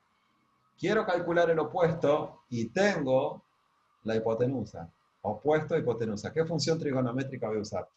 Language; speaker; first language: Spanish; native; Spanish